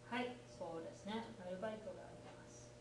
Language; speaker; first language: Japanese; non-native, fluent; English